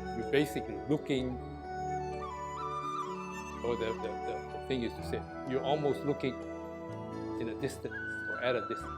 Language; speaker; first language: English; native; English